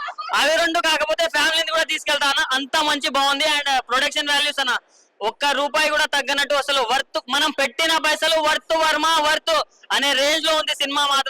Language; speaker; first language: Telugu; native; Telugu